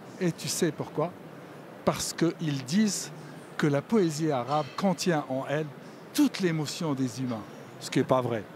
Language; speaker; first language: French; non-native, local second language; Arabic